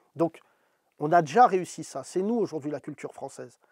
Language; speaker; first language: French; native; French